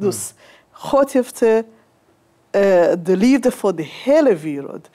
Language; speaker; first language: Dutch; non-native, fluent; Kinyarwanda